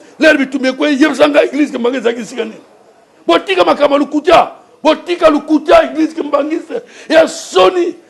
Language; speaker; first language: Lingala; non-native, local second language; Kongo